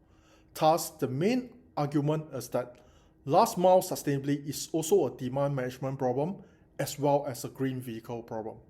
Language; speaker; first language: English; non-native, learner; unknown